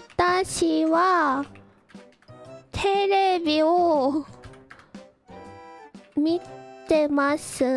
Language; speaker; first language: Japanese; non-native, fluent; Korean